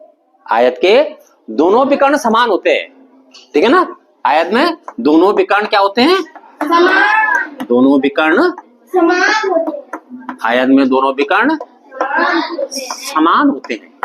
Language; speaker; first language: Hindi; native; Hindi